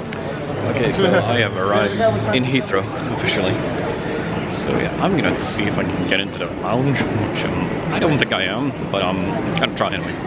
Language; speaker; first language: English; non-native, fluent; Swedish